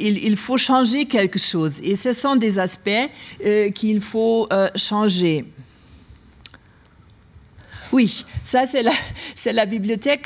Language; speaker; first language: French; non-native, learner; German